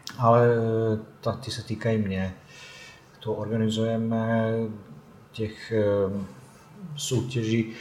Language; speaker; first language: Czech; non-native, fluent; Bosnian